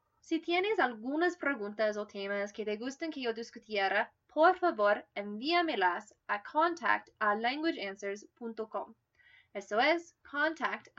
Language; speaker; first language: Spanish; non-native, learner; English